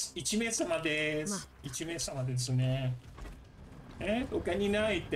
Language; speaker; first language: Japanese; non-native, fluent; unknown